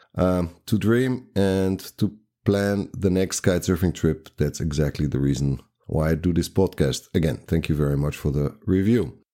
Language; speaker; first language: English; non-native, fluent; Dutch